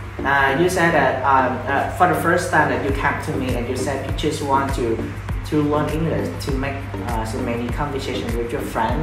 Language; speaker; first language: English; non-native, fluent; Vietnamese